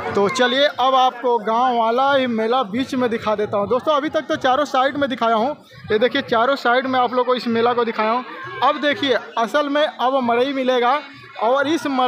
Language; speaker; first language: Hindi; native; Hindi